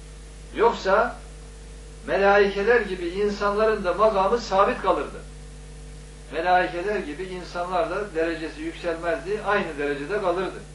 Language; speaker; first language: Turkish; native; Turkish